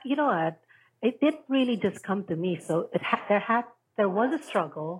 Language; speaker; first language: English; non-native, local second language; Filipino